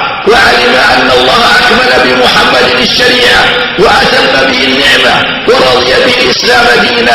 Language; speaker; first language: Arabic; native; Arabic